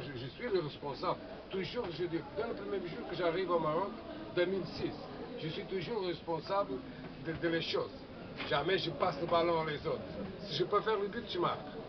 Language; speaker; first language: French; non-native, fluent; Portuguese